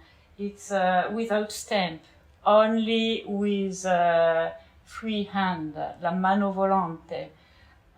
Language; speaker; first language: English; non-native, learner; French